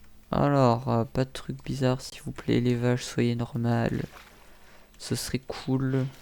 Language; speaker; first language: French; native; French